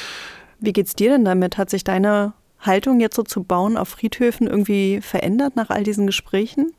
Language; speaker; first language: German; native; German